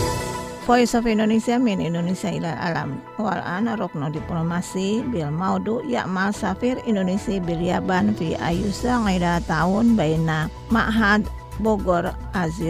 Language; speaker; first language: Arabic; non-native, learner; Indonesian